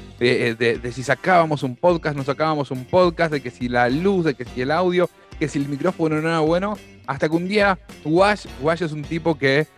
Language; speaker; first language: Spanish; native; Spanish